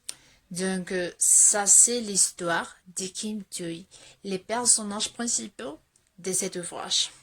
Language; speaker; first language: French; non-native, fluent; Spanish